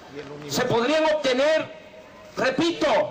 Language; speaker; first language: Spanish; native; Spanish